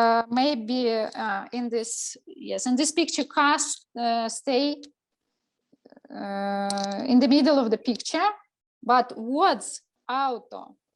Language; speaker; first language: English; non-native, learner; Russian